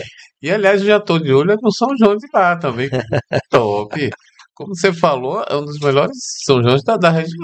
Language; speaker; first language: Portuguese; native; Portuguese